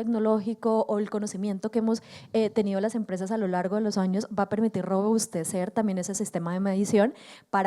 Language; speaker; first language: Spanish; native; Spanish